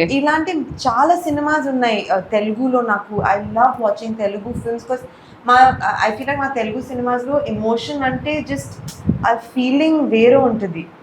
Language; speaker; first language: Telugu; non-native, local second language; Urdu